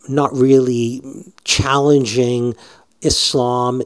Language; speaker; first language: English; native; English